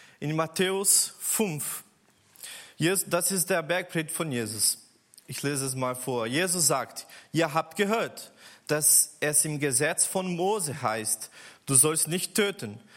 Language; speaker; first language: German; non-native, learner; Portuguese